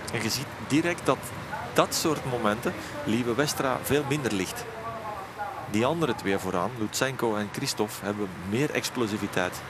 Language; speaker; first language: Dutch; native; Dutch